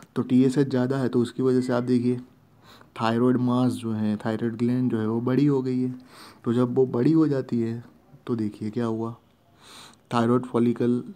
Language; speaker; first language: Hindi; non-native, local second language; Gujarati